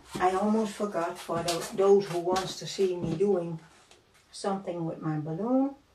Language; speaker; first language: English; non-native, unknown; Dutch